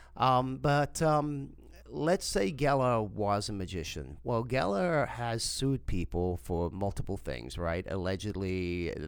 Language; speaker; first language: English; native; English